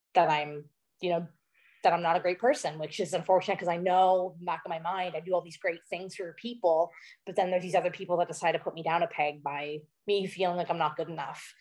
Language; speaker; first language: English; native; English